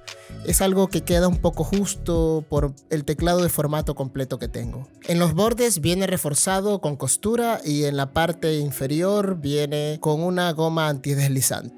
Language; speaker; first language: Spanish; native; Spanish